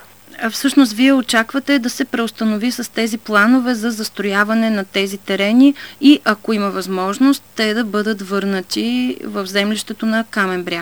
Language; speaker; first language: Bulgarian; native; Bulgarian